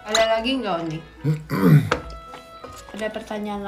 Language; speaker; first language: Indonesian; early bilingual, other home language; Korean